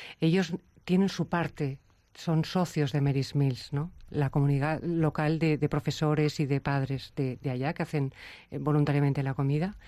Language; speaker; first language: Spanish; native; Spanish